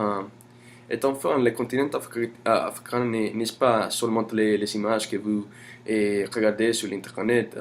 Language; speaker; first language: French; non-native, learner; English